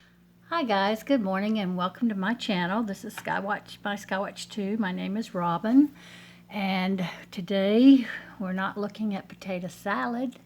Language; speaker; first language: English; native; English